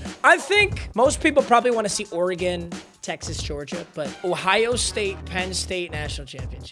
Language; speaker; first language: English; native; English